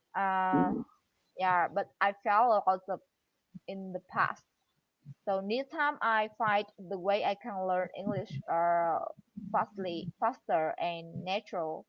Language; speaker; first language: English; non-native, learner; Vietnamese